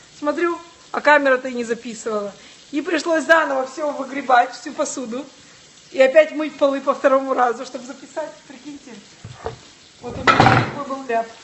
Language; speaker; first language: Russian; native; Russian